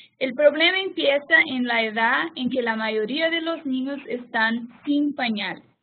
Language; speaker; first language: Spanish; non-native, fluent; Portuguese